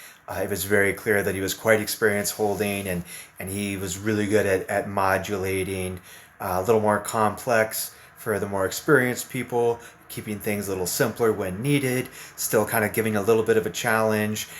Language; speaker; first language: English; native; English